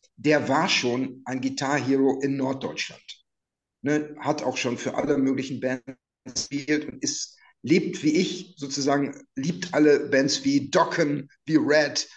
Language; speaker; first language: German; native; German